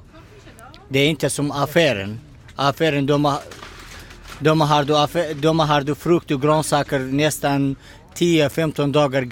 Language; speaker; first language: Swedish; non-native, learner; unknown